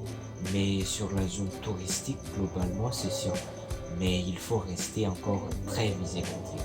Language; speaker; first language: French; non-native, local second language; Malagasy